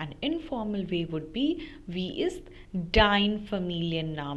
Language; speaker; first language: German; non-native, fluent; Hindi